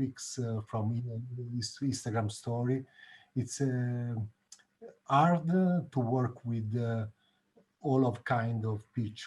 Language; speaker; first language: English; non-native, learner; Italian